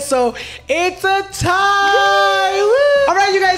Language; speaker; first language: English; early bilingual, other home language; Spanish